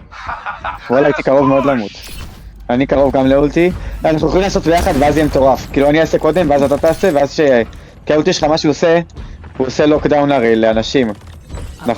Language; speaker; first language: Hebrew; native; Hebrew